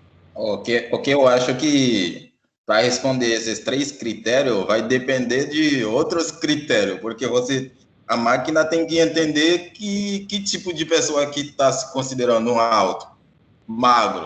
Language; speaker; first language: Portuguese; non-native, fluent; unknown